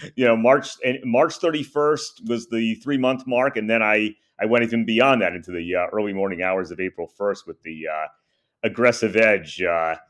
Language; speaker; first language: English; native; English